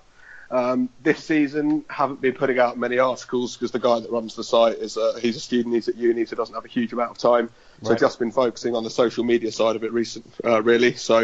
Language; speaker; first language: English; native; English